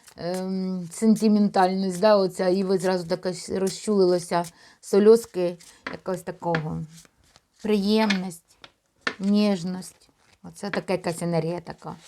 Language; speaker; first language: Ukrainian; non-native, local second language; Russian